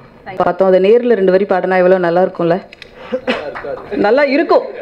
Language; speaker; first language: Tamil; native; Tamil